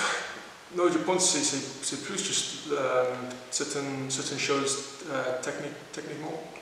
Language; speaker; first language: French; non-native, learner; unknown